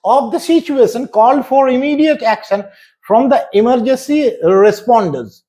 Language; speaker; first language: English; non-native, local second language; Bangla